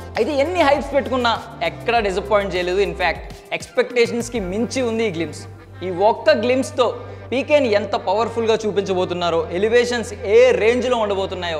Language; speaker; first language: Telugu; native; Telugu